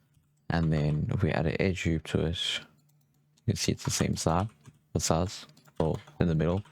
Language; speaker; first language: English; native; English